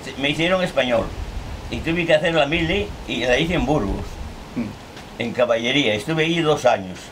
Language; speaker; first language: Spanish; native; Spanish